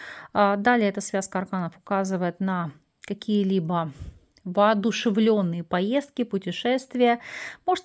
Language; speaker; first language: Russian; native; Russian